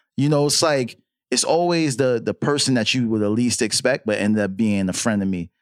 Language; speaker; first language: English; native; English